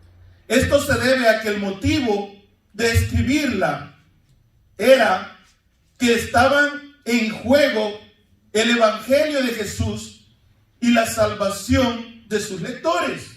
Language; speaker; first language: Spanish; native; Spanish